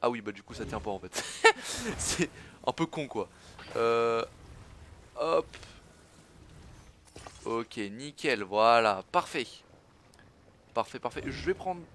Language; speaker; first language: French; native; French